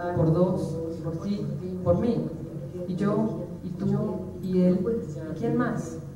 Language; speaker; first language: Spanish; native; Spanish